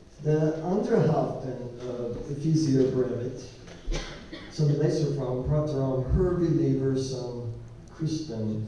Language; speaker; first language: Swedish; non-native, learner; English